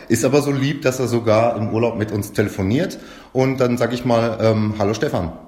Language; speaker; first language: German; native; German